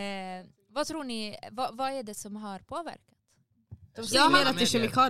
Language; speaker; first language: Swedish; early bilingual, other home language; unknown